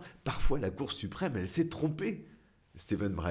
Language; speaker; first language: French; native; French